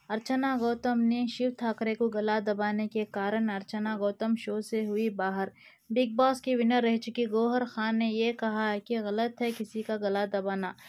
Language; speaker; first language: Hindi; native; Hindi